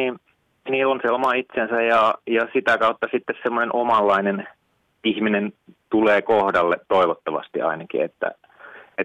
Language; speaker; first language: Finnish; native; Finnish